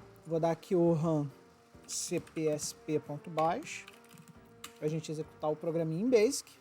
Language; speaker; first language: Portuguese; native; Portuguese